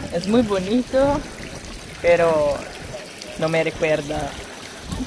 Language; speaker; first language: Spanish; non-native, learner; Italian